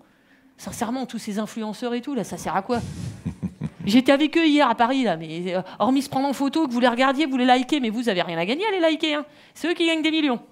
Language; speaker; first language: French; native; French